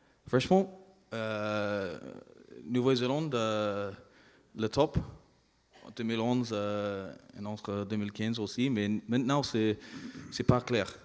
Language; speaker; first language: French; non-native, learner; English